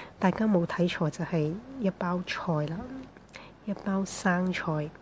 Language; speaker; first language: Cantonese; early bilingual, heritage; Cantonese